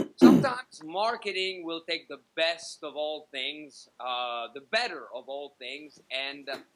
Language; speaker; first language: English; native; English